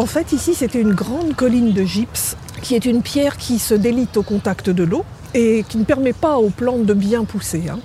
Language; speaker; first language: French; native; French